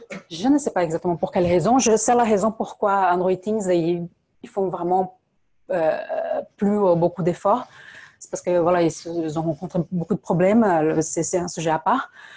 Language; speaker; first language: French; non-native, fluent; Portuguese